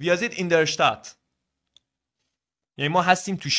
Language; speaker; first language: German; non-native, fluent; Persian